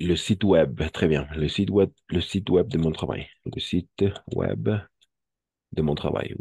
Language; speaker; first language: French; non-native, fluent; Spanish